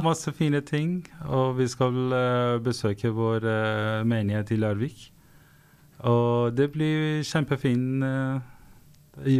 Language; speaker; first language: Norwegian; non-native, fluent; Persian